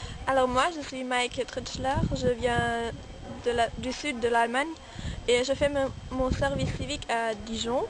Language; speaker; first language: French; non-native, fluent; German